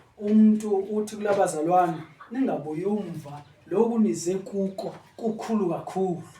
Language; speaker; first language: Zulu; non-native, local second language; Xhosa